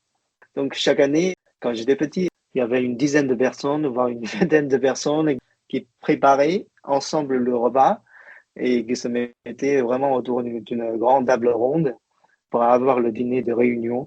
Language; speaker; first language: French; non-native, fluent; Chinese